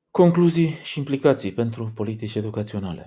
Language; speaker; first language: Romanian; native; Romanian